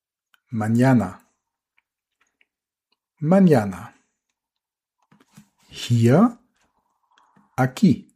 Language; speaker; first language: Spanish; non-native, fluent; German